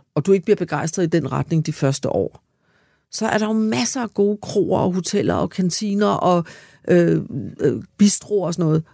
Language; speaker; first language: Danish; native; Danish